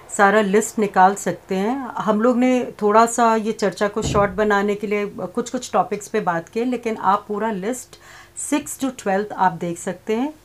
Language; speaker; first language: Hindi; native; Hindi